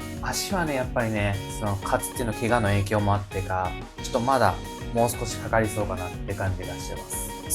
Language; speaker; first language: Japanese; native; Japanese